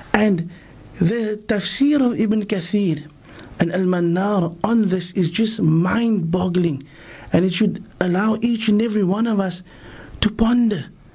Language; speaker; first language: English; native; English